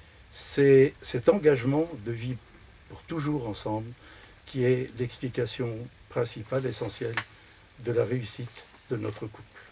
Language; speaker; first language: French; native; French